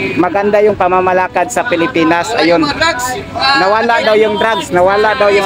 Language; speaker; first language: Filipino; non-native, local second language; Cebuano